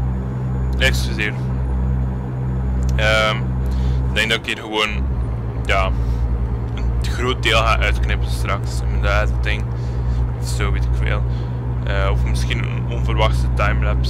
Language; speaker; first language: Dutch; native; Dutch